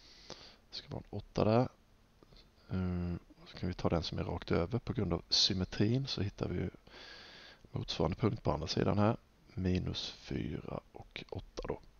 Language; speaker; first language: Swedish; native; Swedish